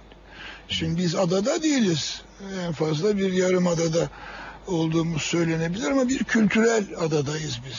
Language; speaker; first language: Turkish; native; Turkish